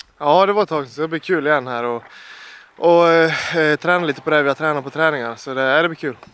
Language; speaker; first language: Swedish; native; Swedish